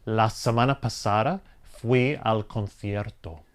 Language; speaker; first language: Spanish; non-native, fluent; English